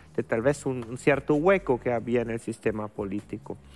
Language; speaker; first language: Spanish; non-native, fluent; German